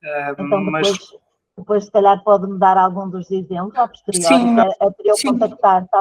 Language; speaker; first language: Portuguese; native; Portuguese